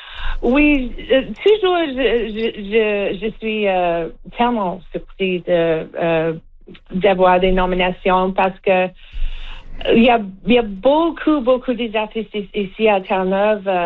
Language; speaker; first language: French; non-native, local second language; English